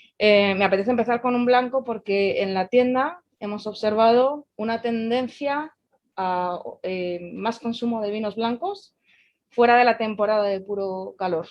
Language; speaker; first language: Spanish; native; Spanish